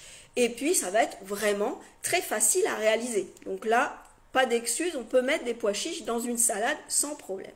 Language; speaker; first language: French; native; French